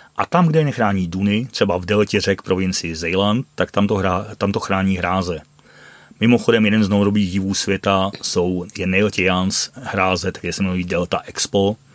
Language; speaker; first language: Czech; non-native, fluent; Dutch